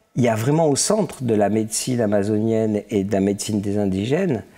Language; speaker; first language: French; native; French